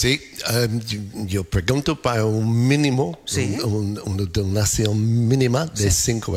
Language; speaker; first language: Spanish; non-native, learner; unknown